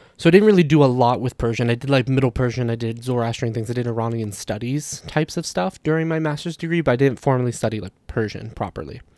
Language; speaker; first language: English; native; English